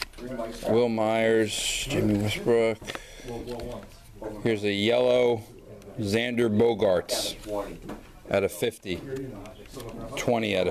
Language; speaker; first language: English; native; English